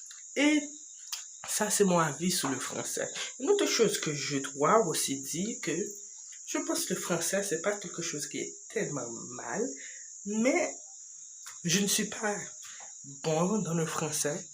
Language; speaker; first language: French; non-native, learner; English